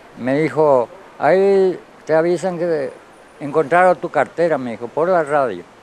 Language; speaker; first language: Spanish; native; Spanish